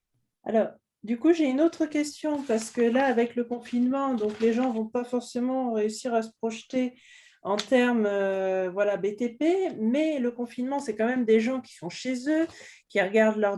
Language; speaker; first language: French; native; French